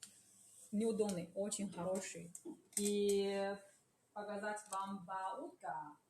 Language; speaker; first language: Russian; non-native, learner; Chinese